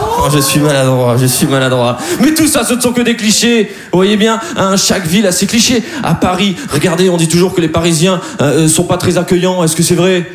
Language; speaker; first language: French; native; French